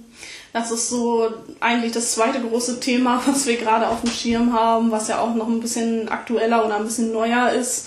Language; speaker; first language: German; native; German